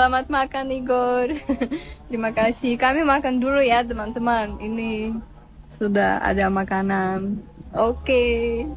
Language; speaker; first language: Indonesian; non-native, learner; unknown